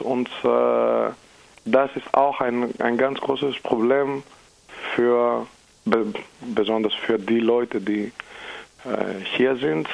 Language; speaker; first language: German; non-native, fluent; Greek